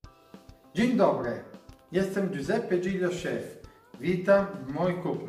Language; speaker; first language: Polish; non-native, learner; Italian